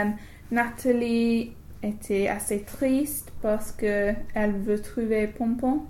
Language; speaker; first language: French; non-native, learner; English